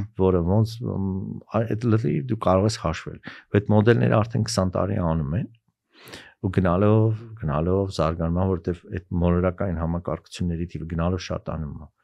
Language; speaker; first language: Armenian; native; Armenian